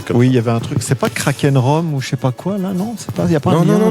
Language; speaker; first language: French; native; French